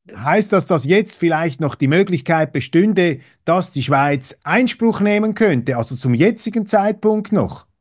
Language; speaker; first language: German; native; German